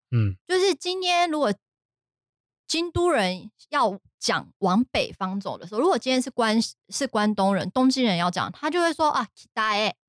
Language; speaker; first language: Chinese; non-native, fluent; Japanese